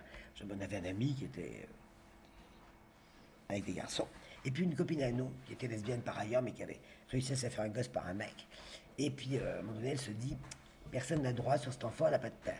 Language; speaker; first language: French; native; French